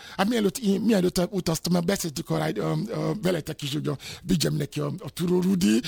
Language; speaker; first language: Hungarian; non-native, fluent; Yoruba